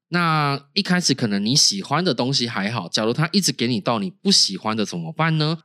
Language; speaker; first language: Chinese; native; Chinese